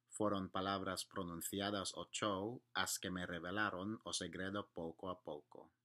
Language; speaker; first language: Galician; non-native, learner; English